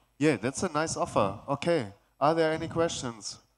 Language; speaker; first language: English; non-native, fluent; German